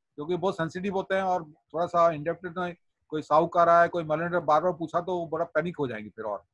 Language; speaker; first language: Hindi; non-native, local second language; Odia